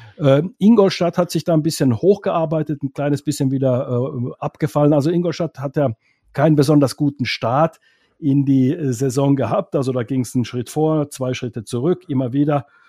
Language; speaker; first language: German; non-native, fluent; Finnish